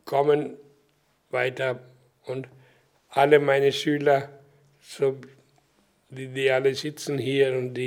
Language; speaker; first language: German; non-native, learner; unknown